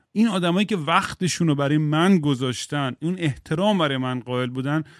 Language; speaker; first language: Persian; native; Persian